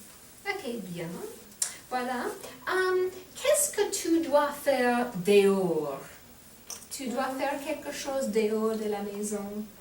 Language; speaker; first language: French; non-native, fluent; English